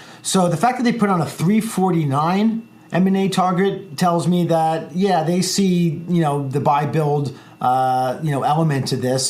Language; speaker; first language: English; native; English